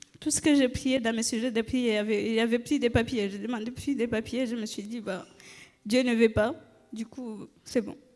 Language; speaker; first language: French; non-native, fluent; Kinyarwanda